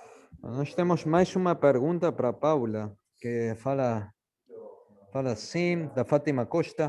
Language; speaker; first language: Portuguese; non-native, fluent; Spanish